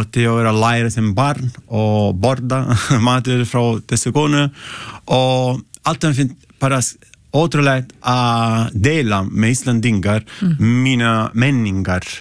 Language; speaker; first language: Icelandic; non-native, learner; Italian